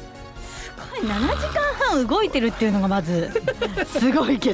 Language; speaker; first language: Japanese; native; Japanese